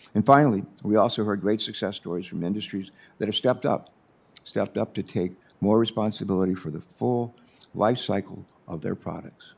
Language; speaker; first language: English; native; English